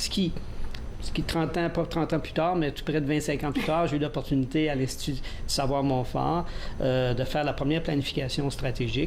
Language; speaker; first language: French; native; French